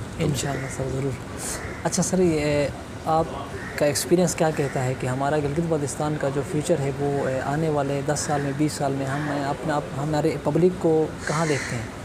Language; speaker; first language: Urdu; non-native, local second language; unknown